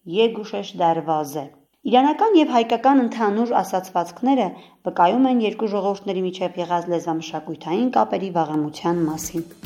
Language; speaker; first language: Armenian; native; Armenian